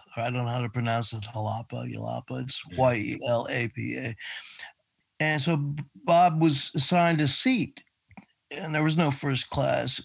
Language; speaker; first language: English; native; English